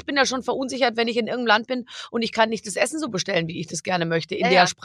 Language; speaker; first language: German; native; German